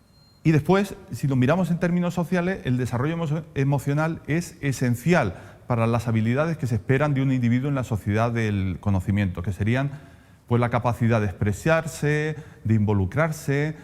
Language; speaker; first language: Spanish; native; Spanish